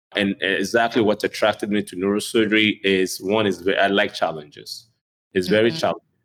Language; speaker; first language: English; non-native, local second language; Akan